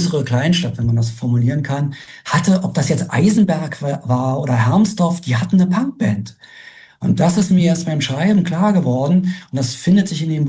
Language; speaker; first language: German; native; German